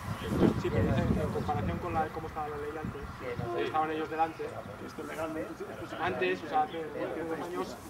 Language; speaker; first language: Spanish; native; Spanish